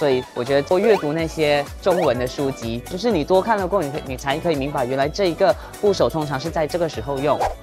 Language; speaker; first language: Chinese; non-native, fluent; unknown